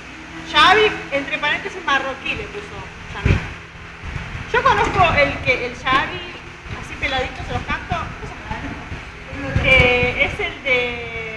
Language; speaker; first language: Spanish; native; Spanish